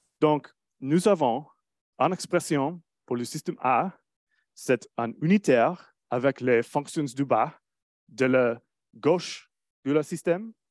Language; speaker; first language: French; non-native, learner; English